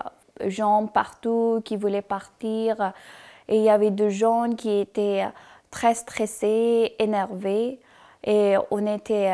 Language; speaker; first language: French; non-native, learner; Persian